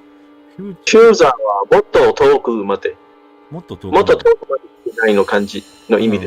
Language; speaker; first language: Japanese; non-native, learner; Chinese